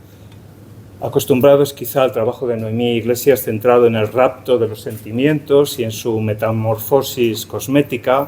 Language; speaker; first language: Spanish; native; Spanish